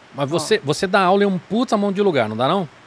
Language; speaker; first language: Portuguese; native; Portuguese